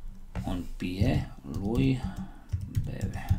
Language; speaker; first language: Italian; non-native, learner; Slovak